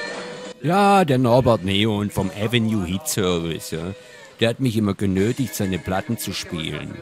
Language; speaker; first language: German; native; German